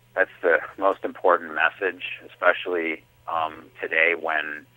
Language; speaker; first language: English; native; English